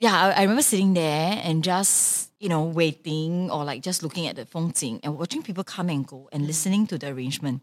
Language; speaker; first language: English; non-native, local second language; Chinese